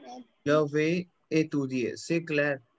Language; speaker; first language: French; non-native, fluent; Hindi